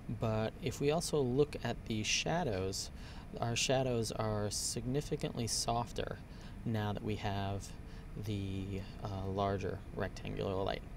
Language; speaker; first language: English; native; English